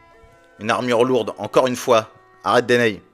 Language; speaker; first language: French; native; French